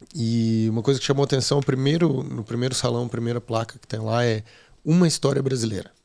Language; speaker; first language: Portuguese; native; Portuguese